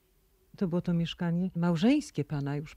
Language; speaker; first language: Polish; native; Polish